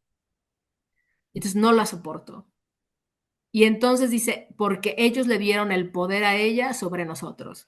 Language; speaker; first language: Spanish; native; Spanish